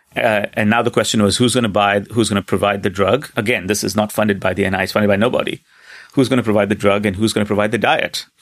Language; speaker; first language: English; non-native, local second language; Hindi